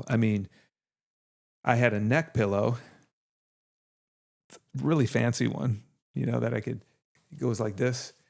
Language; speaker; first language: English; native; English